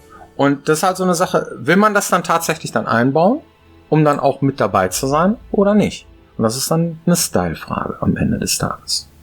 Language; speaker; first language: German; native; German